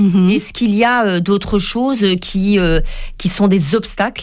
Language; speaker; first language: French; native; French